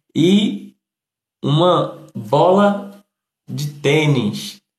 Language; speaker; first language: Portuguese; native; Portuguese